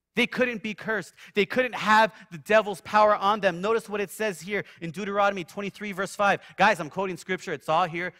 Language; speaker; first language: English; native; English